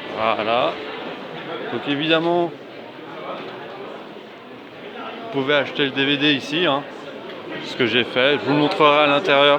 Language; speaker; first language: French; native; French